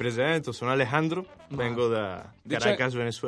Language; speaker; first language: Italian; non-native, fluent; Spanish